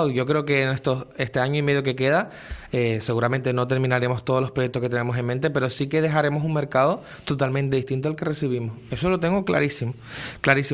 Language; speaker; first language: Spanish; native; Spanish